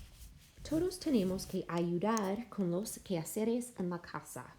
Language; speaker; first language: Spanish; non-native, fluent; English